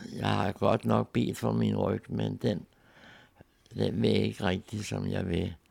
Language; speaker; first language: Danish; native; Danish